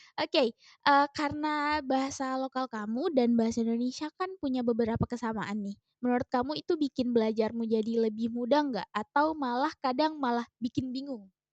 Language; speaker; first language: Indonesian; native; Indonesian